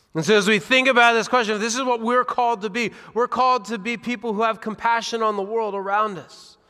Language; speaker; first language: English; native; English